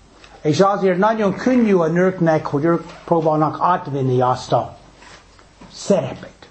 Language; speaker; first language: Hungarian; non-native, fluent; English